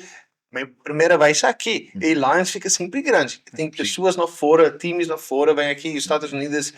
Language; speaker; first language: Portuguese; non-native, learner; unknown